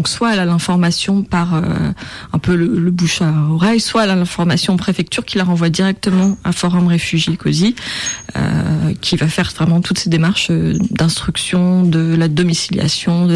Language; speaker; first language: French; native; French